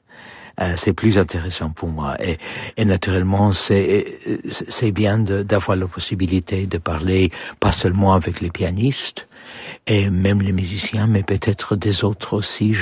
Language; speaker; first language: French; non-native, learner; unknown